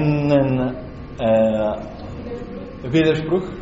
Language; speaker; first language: German; non-native, learner; Slovak